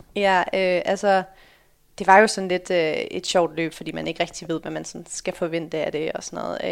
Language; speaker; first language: Danish; early bilingual, other home language; Dutch